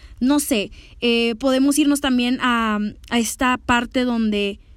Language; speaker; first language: Spanish; native; Spanish